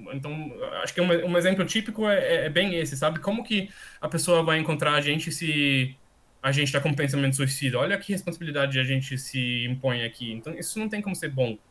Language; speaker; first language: Portuguese; non-native, fluent; German